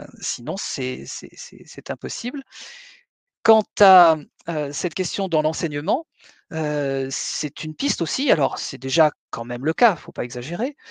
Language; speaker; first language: French; native; French